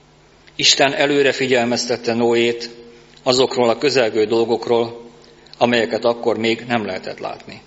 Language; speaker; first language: Hungarian; native; Hungarian